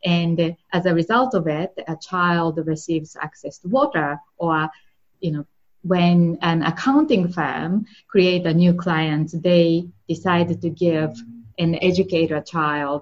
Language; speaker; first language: English; non-native, fluent; Japanese